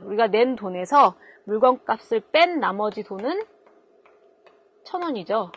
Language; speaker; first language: Korean; native; Korean